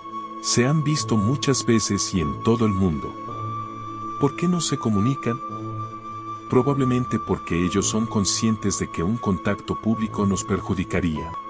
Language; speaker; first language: Spanish; native; Spanish